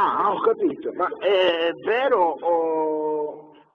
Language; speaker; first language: Italian; native; Italian